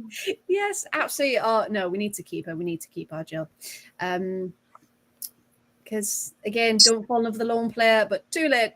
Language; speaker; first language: English; native; English